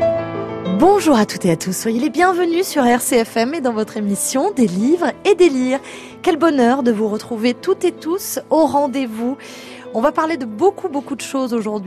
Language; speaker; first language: French; native; French